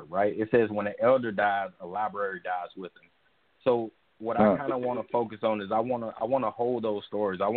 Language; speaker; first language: English; native; English